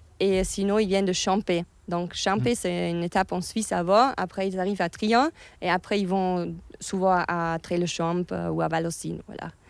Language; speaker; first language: French; non-native, fluent; German